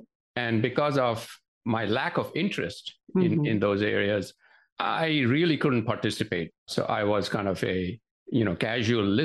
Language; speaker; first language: English; non-native, local second language; Gujarati